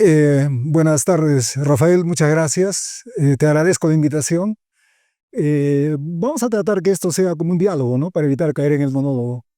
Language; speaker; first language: Spanish; native; Spanish